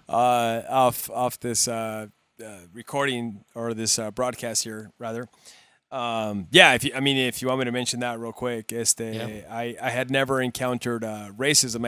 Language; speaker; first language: English; early bilingual, other home language; Spanish